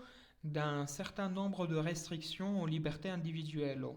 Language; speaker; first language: French; native; French